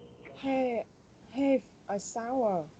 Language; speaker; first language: English; non-native, learner; Vietnamese